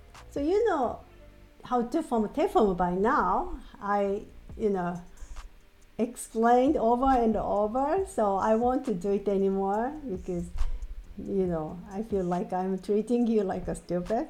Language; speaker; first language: English; non-native, fluent; Japanese